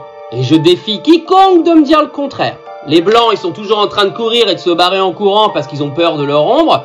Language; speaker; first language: French; native; French